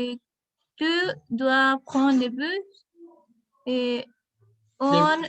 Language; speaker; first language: French; non-native, learner; Spanish